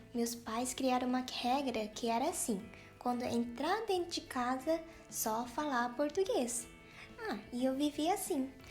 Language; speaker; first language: Portuguese; native; Portuguese